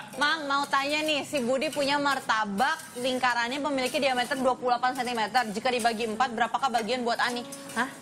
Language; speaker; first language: Indonesian; native; Indonesian